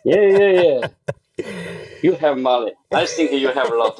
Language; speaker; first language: English; non-native, learner; Chinese